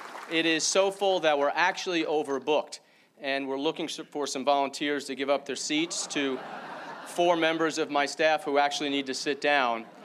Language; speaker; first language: English; native; English